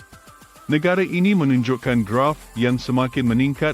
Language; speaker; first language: Malay; native; Malay